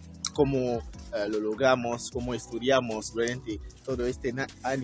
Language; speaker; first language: Spanish; non-native, fluent; French